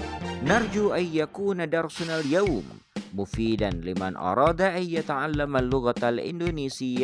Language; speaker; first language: Arabic; non-native, fluent; Indonesian